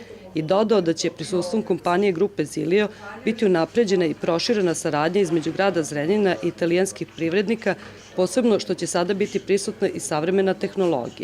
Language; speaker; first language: Serbian; native; Serbian